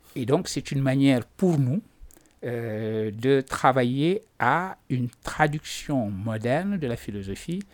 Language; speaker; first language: French; non-native, local second language; Wolof